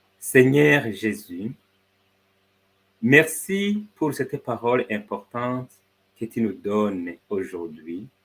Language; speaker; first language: French; non-native, fluent; Spanish